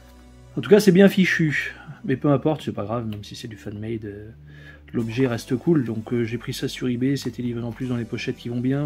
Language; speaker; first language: French; native; French